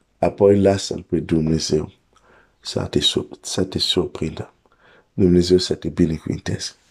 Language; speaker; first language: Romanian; non-native, fluent; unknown